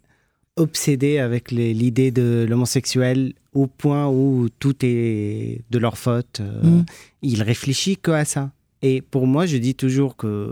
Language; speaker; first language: French; non-native, fluent; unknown